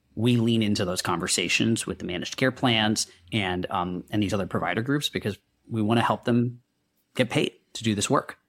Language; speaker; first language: English; non-native, local second language; Hindi